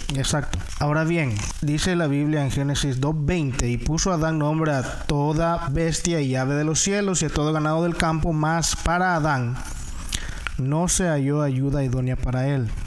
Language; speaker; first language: Spanish; native; Spanish